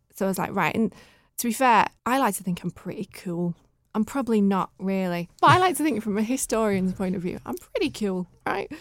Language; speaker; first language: English; native; English